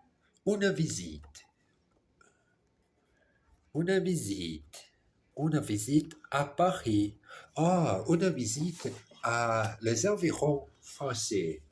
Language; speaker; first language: French; non-native, learner; Portuguese